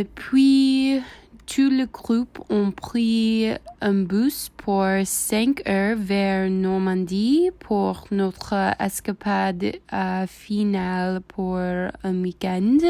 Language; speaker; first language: French; non-native, learner; English